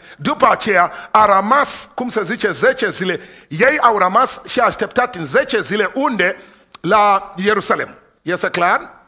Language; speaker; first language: Romanian; non-native, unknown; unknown